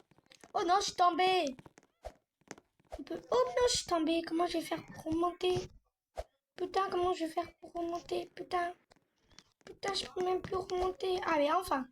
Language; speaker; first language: French; native; French